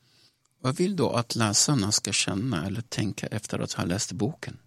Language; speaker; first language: Swedish; non-native, fluent; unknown